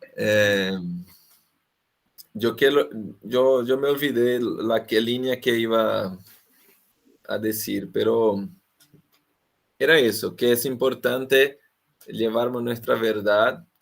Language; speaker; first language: Spanish; non-native, fluent; Portuguese